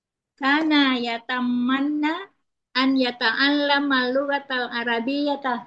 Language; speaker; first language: Arabic; non-native, learner; Indonesian